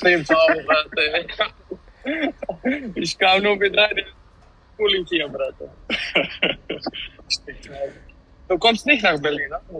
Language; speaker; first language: German; non-native, fluent; Serbian